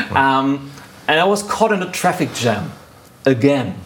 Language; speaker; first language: English; non-native, fluent; German